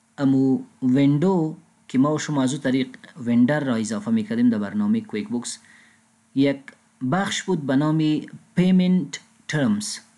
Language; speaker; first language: Persian; non-native, local second language; Pashto